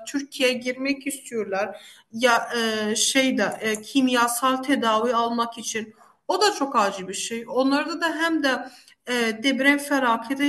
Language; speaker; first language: Turkish; non-native, fluent; Arabic